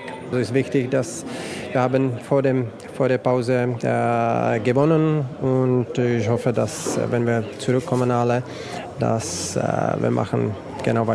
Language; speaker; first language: German; non-native, learner; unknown